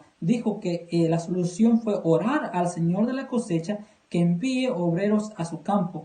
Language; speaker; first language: Spanish; native; Spanish